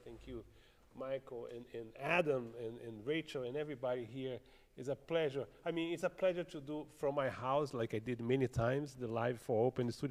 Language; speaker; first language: English; non-native, fluent; Portuguese